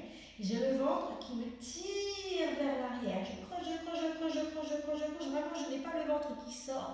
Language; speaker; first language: French; native; French